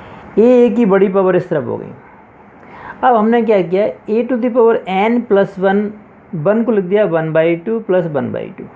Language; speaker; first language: Hindi; native; Hindi